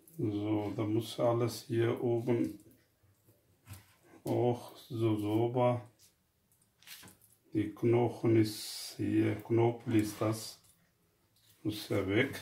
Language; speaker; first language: German; non-native, learner; Urdu